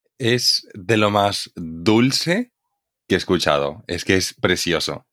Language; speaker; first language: Spanish; native; Spanish